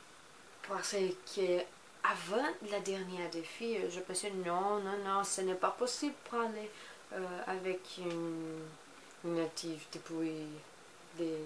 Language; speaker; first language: French; non-native, learner; Portuguese